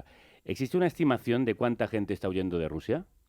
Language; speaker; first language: Spanish; native; Spanish